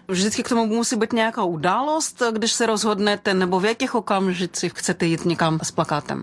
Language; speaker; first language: Czech; non-native, fluent; Russian